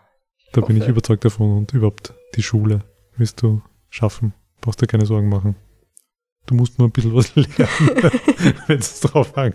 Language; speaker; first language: German; native; German